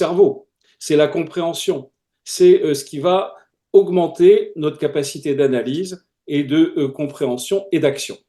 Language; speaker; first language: French; native; French